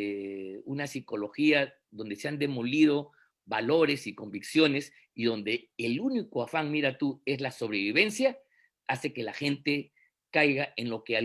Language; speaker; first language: Spanish; native; Spanish